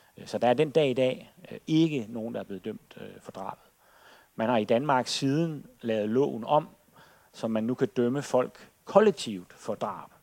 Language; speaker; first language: Danish; native; Danish